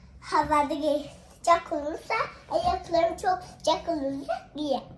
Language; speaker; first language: Turkish; early bilingual, heritage; Turkish